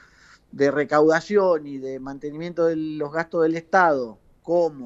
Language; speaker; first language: Spanish; native; Spanish